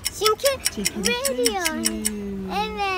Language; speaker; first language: Turkish; early bilingual, heritage; Turkish